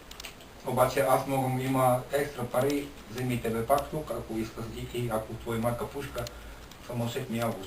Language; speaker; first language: Bulgarian; non-native, learner; Finnish